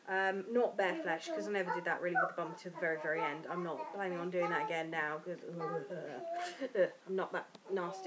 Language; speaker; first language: English; native; English